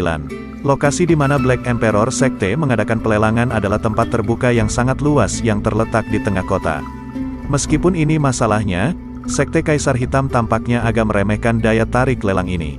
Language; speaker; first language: Indonesian; native; Indonesian